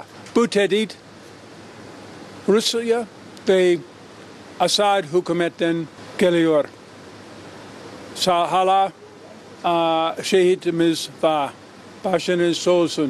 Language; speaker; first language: Turkish; non-native, fluent; English